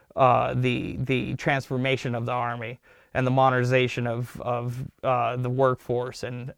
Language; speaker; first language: English; early bilingual, other home language; Turkish